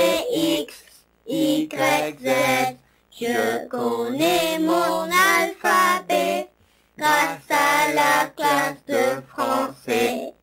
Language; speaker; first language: French; non-native, learner; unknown